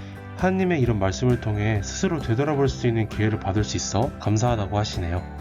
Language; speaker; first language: Korean; native; Korean